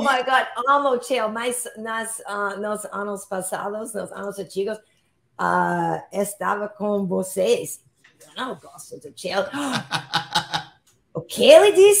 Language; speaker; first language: Portuguese; non-native, learner; English